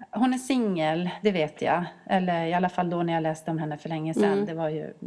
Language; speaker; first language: Swedish; native; Swedish